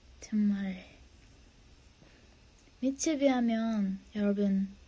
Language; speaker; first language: Korean; non-native, fluent; Japanese